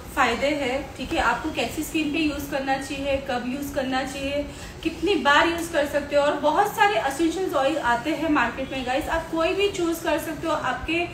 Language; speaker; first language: Hindi; non-native, local second language; Gujarati